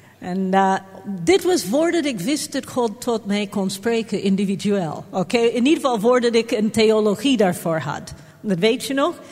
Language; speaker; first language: Dutch; non-native, fluent; English